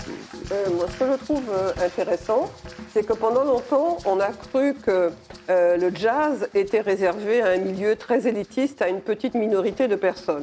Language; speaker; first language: French; native; French